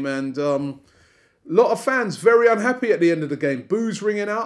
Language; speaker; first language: English; native; English